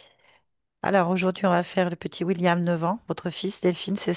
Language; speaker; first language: French; native; French